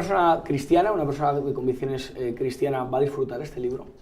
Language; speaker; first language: Spanish; native; Spanish